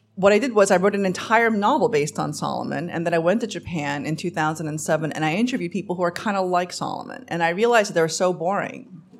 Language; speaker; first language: English; early bilingual, other home language; Korean